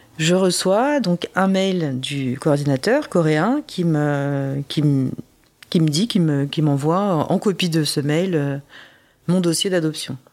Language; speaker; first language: French; early bilingual, other home language; Korean